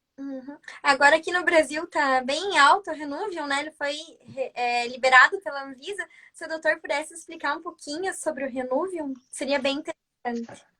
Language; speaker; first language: Portuguese; native; Portuguese